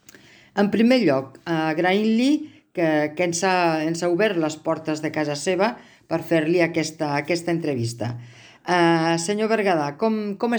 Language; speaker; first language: Catalan; native; Catalan